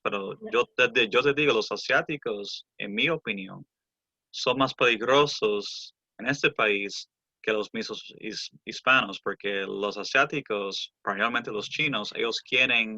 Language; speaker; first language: Spanish; early bilingual, heritage; English